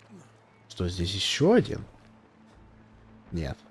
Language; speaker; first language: Russian; non-native, learner; English